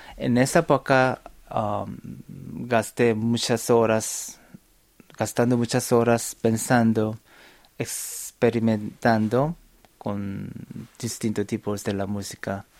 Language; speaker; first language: Spanish; non-native, fluent; Korean